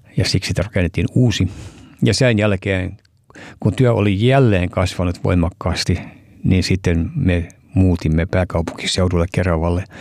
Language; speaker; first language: Finnish; early bilingual, heritage; Finnish